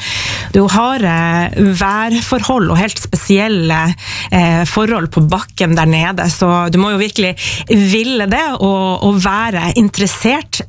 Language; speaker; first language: Norwegian; native; Norwegian